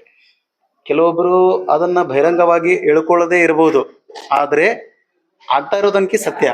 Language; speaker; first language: Kannada; native; Kannada